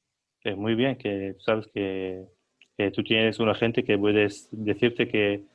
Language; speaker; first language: Spanish; non-native, learner; Arabic